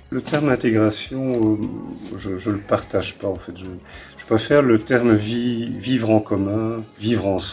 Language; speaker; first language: French; early bilingual, other home language; Spanish